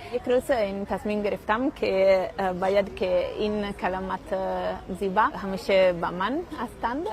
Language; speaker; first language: Persian; non-native, learner; Italian